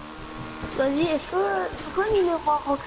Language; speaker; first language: French; native; French